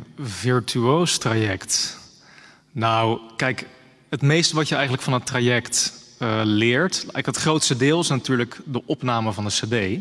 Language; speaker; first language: Dutch; native; Dutch